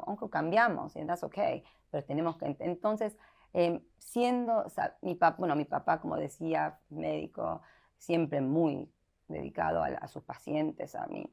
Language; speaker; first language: Spanish; early bilingual, heritage; Spanish